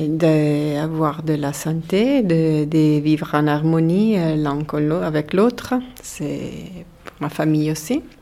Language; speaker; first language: French; non-native, learner; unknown